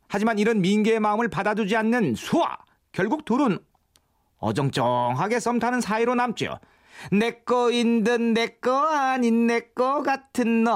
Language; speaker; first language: Korean; native; Korean